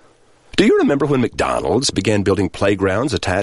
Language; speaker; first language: English; native; English